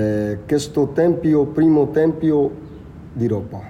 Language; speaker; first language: Italian; non-native, learner; Punjabi